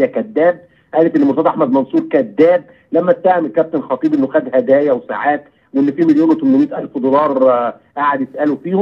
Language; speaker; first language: Arabic; native; Arabic